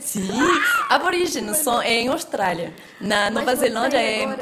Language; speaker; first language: Portuguese; non-native, fluent; French